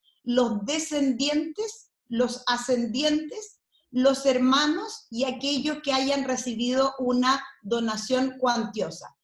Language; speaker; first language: Spanish; native; Spanish